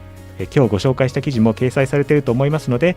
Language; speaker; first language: Japanese; native; Japanese